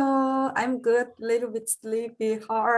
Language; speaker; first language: English; non-native, learner; Japanese